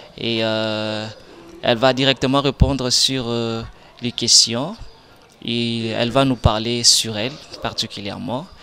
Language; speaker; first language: French; non-native, local second language; Lingala